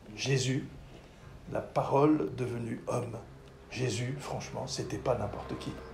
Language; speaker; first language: French; native; French